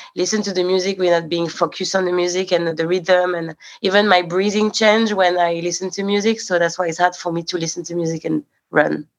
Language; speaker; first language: English; non-native, fluent; French